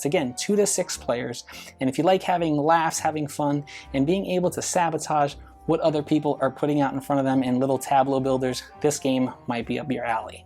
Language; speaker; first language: English; native; English